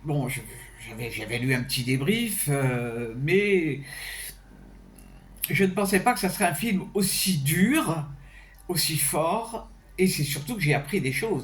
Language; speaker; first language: French; native; French